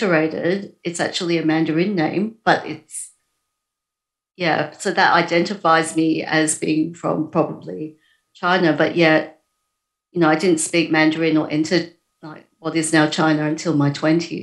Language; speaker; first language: English; native; English